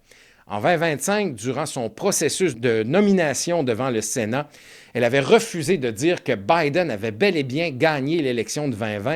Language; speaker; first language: French; native; French